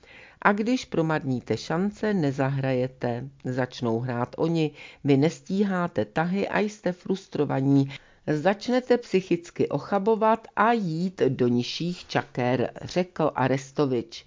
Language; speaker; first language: Czech; native; Czech